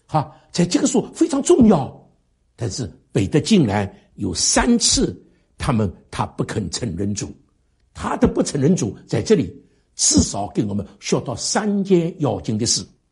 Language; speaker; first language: Chinese; native; Chinese